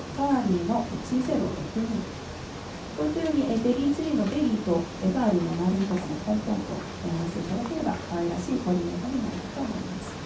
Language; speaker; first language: Japanese; native; Japanese